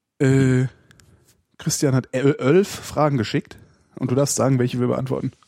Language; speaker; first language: German; native; German